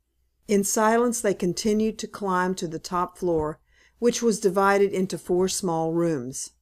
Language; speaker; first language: English; native; English